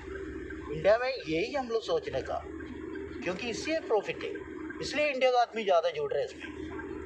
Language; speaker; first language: Hindi; non-native, local second language; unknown